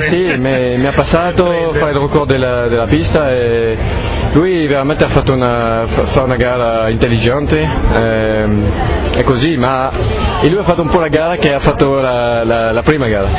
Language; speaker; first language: Italian; non-native, learner; French